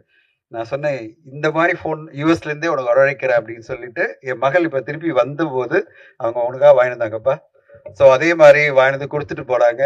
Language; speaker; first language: Tamil; native; Tamil